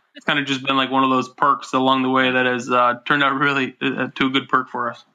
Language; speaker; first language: English; native; English